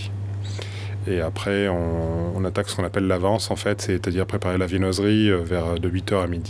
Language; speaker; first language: French; native; French